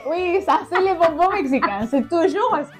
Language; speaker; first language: French; non-native, learner; Spanish